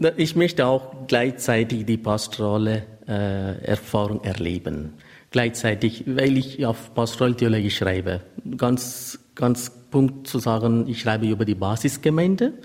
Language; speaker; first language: German; non-native, learner; Tamil